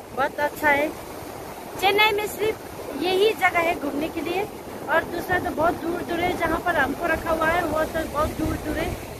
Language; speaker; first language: Hindi; non-native, local second language; Nepali